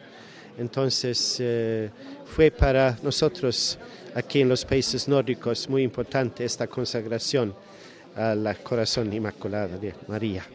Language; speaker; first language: Spanish; non-native, fluent; Swedish